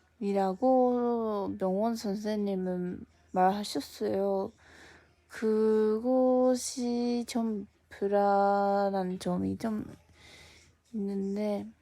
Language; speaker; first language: Korean; non-native, fluent; Japanese